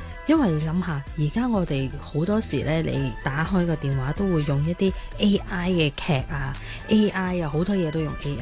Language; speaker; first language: Cantonese; native; Cantonese